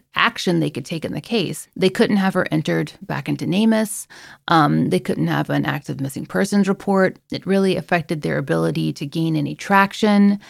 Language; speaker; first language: English; native; English